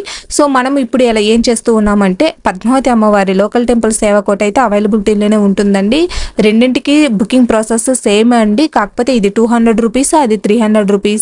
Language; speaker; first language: Telugu; native; Telugu